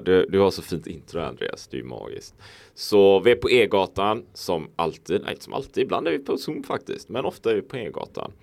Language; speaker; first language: Swedish; native; Swedish